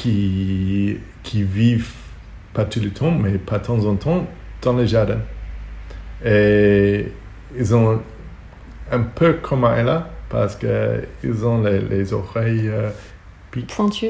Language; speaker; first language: French; non-native, learner; Hebrew